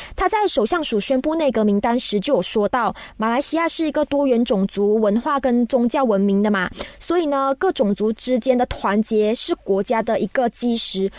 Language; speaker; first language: Chinese; native; Chinese